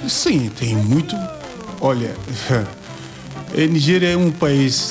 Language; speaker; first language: Portuguese; non-native, learner; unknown